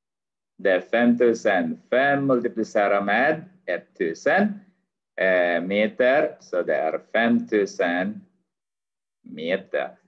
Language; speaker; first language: Swedish; non-native, fluent; Arabic